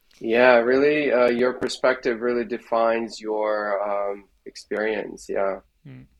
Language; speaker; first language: English; non-native, fluent; Russian